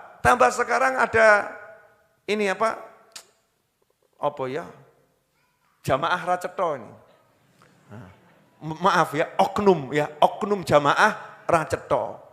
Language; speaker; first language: Indonesian; native; Indonesian